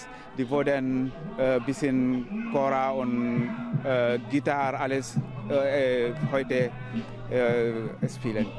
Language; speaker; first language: German; non-native, learner; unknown